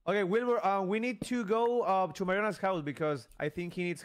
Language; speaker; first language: English; non-native, learner; Spanish